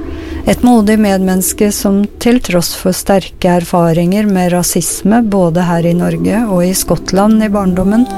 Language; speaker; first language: Norwegian; native; Norwegian